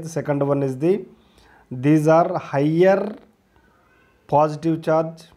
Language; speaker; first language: English; non-native, local second language; Telugu